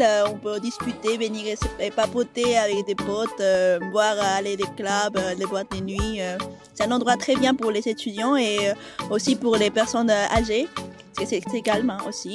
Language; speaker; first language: French; non-native, fluent; Spanish